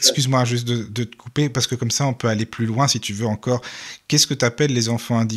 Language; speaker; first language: French; native; French